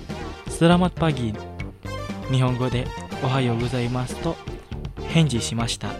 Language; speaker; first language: Japanese; non-native, fluent; Indonesian